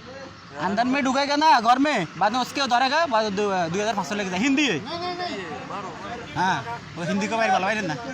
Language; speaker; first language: Hindi; non-native, learner; Bangla